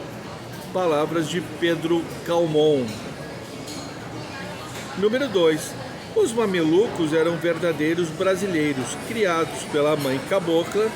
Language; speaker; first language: Portuguese; native; Portuguese